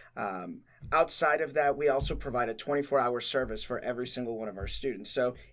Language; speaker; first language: English; native; English